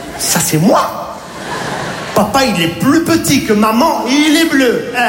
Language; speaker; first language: French; native; French